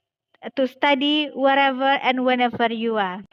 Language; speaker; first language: English; non-native, fluent; Indonesian